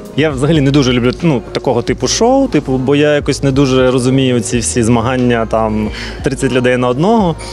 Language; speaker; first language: Ukrainian; non-native, local second language; Russian